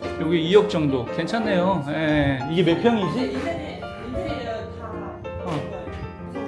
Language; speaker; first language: Korean; native; Korean